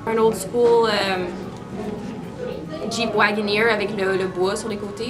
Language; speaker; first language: French; native; French